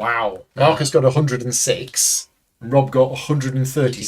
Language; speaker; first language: English; native; English